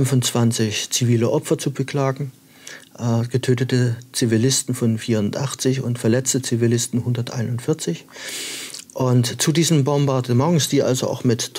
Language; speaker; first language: German; native; German